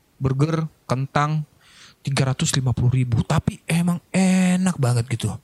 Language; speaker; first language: Indonesian; non-native, local second language; Minangkabau